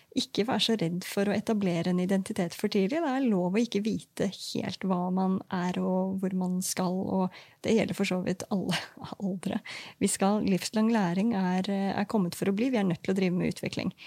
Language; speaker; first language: Norwegian; native; Norwegian